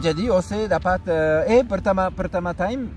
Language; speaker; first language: Indonesian; non-native, fluent; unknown